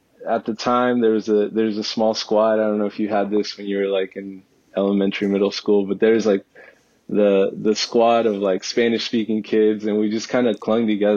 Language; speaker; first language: English; early bilingual, other home language; Spanish